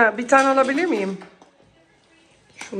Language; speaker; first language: Turkish; early bilingual, heritage; Dutch